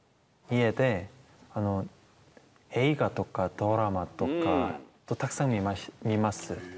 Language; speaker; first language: Japanese; non-native, learner; Korean